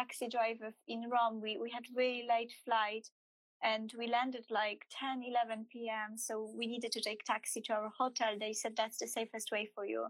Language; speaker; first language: English; non-native, fluent; Polish